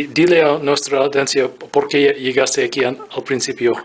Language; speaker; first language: Spanish; non-native, learner; English